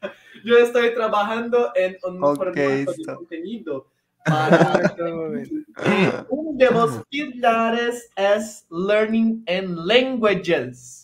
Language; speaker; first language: Spanish; non-native, local second language; Portuguese